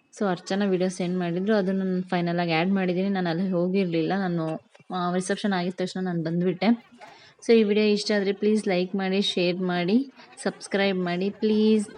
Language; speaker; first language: Kannada; non-native, local second language; Lambadi